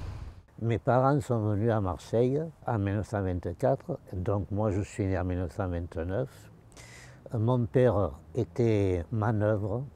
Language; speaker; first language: French; early bilingual, other home language; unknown